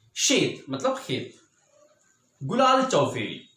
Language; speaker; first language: Hindi; non-native, local second language; Marathi